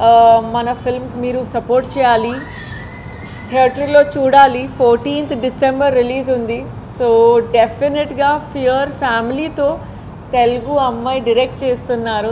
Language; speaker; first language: Telugu; non-native, fluent; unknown